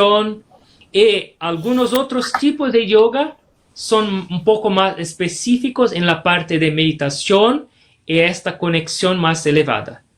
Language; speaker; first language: Spanish; non-native, fluent; Portuguese